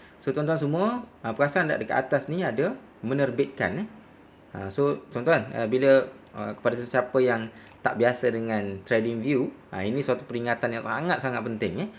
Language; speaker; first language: Malay; native; Malay